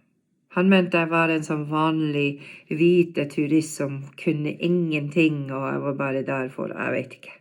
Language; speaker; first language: Norwegian; non-native, fluent; English